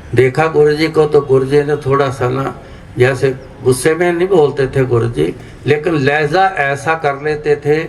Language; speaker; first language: Hindi; non-native, local second language; Punjabi